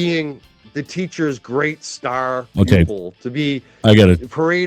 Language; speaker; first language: English; native; English